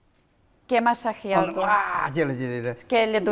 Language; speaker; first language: Spanish; non-native, learner; Russian